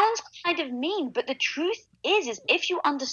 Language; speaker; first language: English; native; English